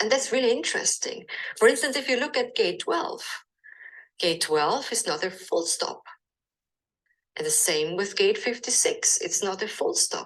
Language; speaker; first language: English; non-native, fluent; German